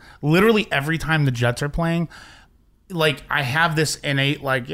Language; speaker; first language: English; native; English